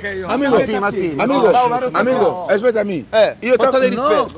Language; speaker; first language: Italian; native; Italian